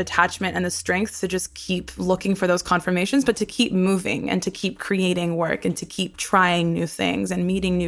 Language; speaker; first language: English; non-native, local second language; Hebrew